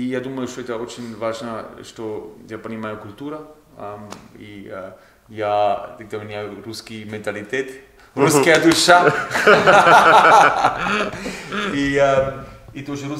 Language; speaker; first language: Russian; non-native, learner; German